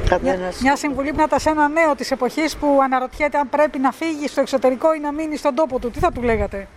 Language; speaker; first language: Greek; native; Greek